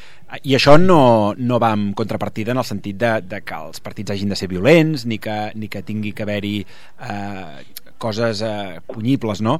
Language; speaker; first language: Catalan; native; Catalan